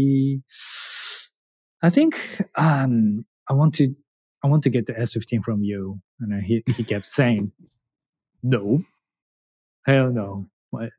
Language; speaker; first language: English; non-native, learner; Japanese